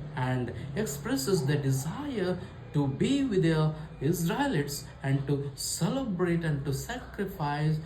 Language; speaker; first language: English; non-native, local second language; Kannada